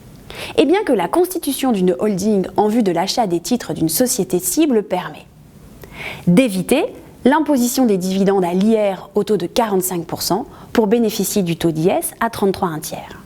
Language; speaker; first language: French; native; French